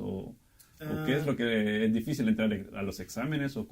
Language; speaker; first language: Spanish; native; Spanish